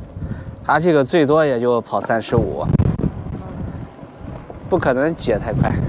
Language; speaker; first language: Chinese; native; Chinese